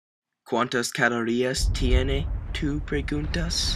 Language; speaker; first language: Spanish; non-native, learner; English